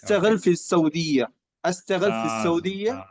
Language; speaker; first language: Arabic; non-native, learner; Malayalam